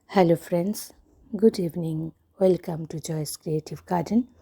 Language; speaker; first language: English; non-native, local second language; Bangla